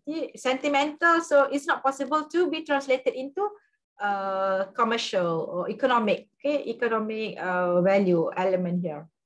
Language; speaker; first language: English; non-native, local second language; Malay